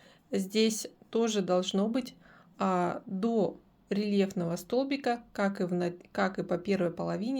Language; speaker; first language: Russian; native; Russian